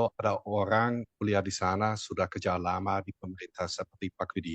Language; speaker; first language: Indonesian; non-native, fluent; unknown